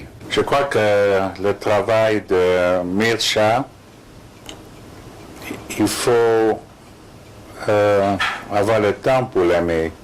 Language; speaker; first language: French; non-native, fluent; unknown